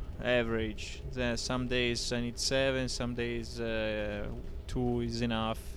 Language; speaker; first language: English; non-native, learner; Italian